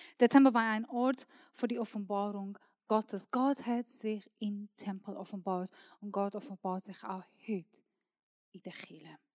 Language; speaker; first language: German; non-native, fluent; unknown